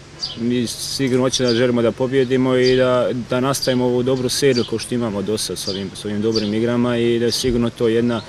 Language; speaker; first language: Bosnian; early bilingual, heritage; Bosnian